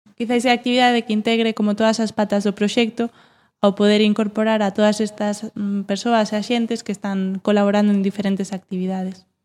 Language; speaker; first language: Galician; non-native, local second language; Spanish